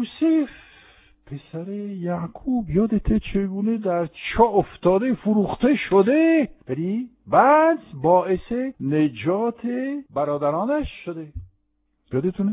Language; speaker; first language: Persian; non-native, fluent; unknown